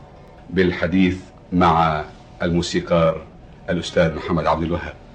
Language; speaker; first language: Arabic; native; Arabic